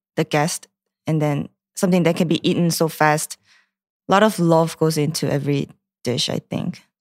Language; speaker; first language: English; non-native, fluent; Korean